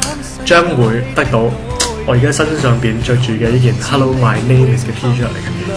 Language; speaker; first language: Cantonese; native; Cantonese